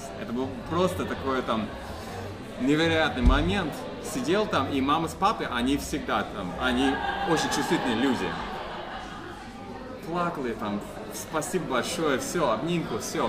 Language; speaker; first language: Russian; non-native, fluent; English